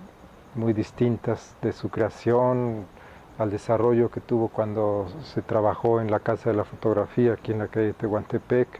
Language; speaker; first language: Spanish; native; Spanish